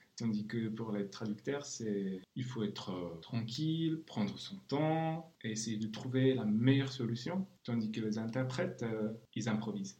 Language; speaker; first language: French; non-native, fluent; Czech